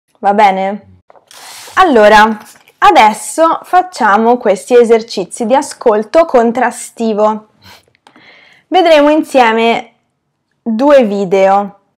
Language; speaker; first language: Italian; native; Italian